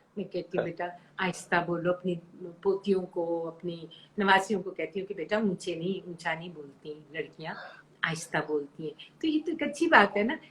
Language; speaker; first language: Urdu; non-native, local second language; Punjabi